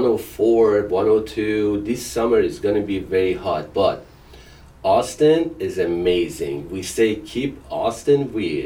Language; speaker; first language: English; non-native, fluent; Persian